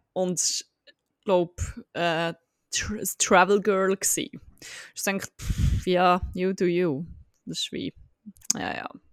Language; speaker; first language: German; native; German